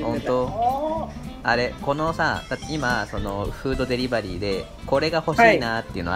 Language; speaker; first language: Japanese; native; Japanese